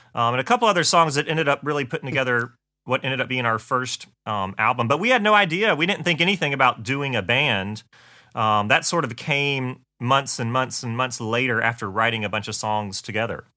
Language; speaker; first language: English; native; English